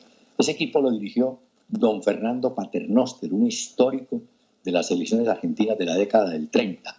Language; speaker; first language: Spanish; native; Spanish